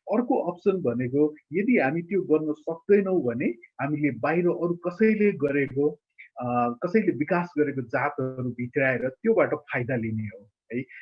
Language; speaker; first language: Nepali; native; Nepali